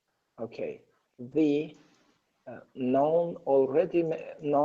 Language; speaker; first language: English; non-native, learner; Persian